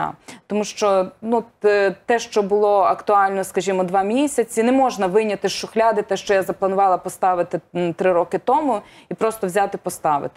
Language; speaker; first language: Ukrainian; native; Ukrainian